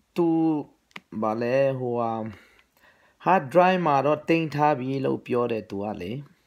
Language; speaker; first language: Burmese; non-native, local second language; Tedim Chin